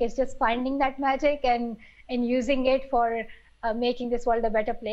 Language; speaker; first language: English; non-native, local second language; Pashto